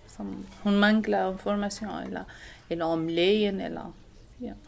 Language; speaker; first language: Danish; non-native, local second language; Arabic